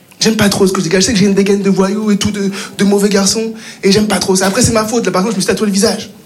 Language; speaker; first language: French; native; French